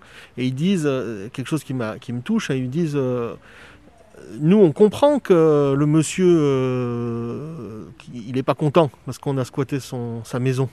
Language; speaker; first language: French; native; French